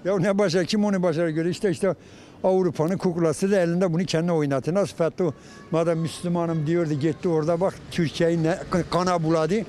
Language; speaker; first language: Turkish; non-native, local second language; Kurdish